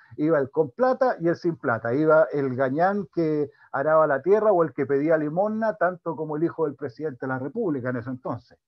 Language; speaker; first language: Spanish; native; Spanish